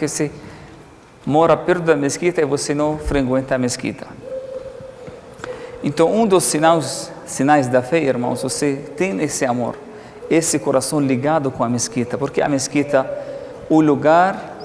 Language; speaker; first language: Portuguese; non-native, fluent; Arabic